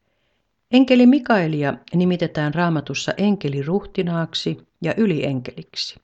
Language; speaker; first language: Finnish; native; Finnish